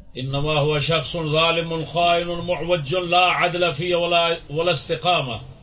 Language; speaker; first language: Arabic; non-native, fluent; Urdu